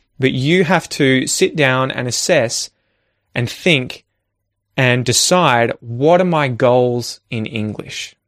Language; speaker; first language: English; native; English